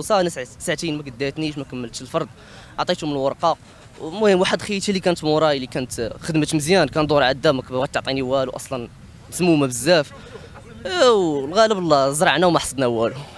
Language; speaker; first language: Arabic; native; Arabic